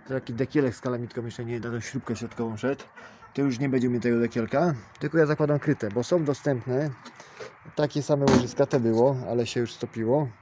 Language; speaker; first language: Polish; native; Polish